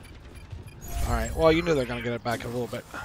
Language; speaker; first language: English; native; English